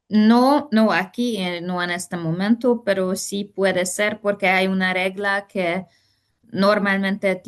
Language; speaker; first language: Spanish; non-native, fluent; Hungarian